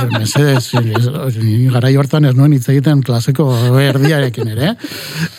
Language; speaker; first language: Basque; non-native, local second language; Spanish